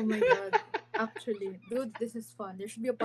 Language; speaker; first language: English; non-native, local second language; Filipino